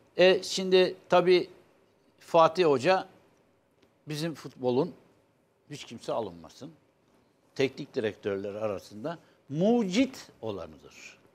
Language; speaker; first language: Turkish; native; Turkish